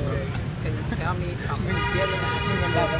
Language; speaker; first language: English; non-native, learner; Vietnamese